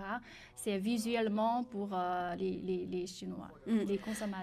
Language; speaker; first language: French; non-native, learner; Chinese